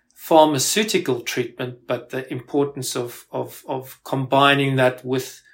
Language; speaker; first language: English; native; English